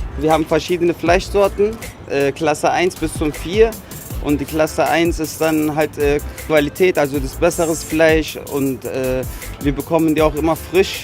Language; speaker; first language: German; non-native, fluent; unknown